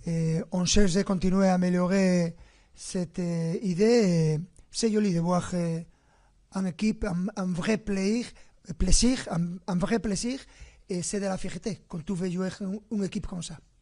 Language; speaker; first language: French; non-native, fluent; Spanish